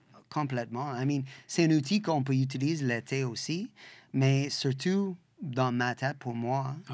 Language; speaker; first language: French; non-native, fluent; English